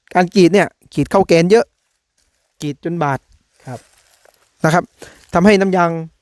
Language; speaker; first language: Thai; native; Thai